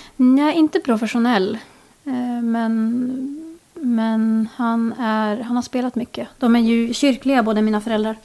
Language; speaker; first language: Swedish; native; Swedish